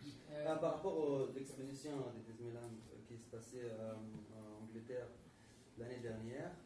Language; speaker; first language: French; non-native, fluent; Arabic